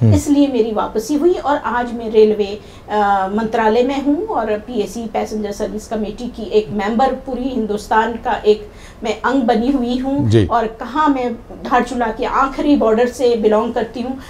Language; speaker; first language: Hindi; native; Hindi